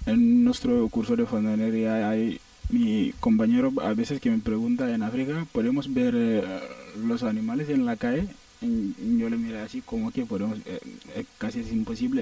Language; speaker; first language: Spanish; non-native, learner; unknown